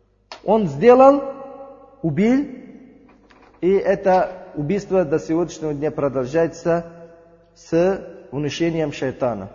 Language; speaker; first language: Russian; non-native, learner; Uzbek